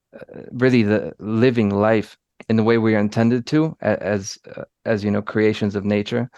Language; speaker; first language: English; early bilingual, other home language; Polish